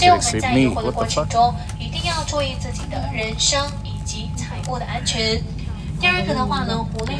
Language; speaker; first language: Chinese; native; Chinese